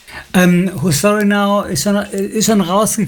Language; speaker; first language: German; native; German